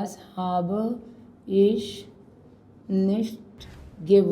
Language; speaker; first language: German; non-native, learner; Hindi